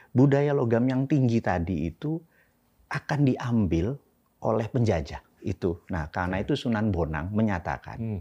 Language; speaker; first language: Indonesian; non-native, local second language; Javanese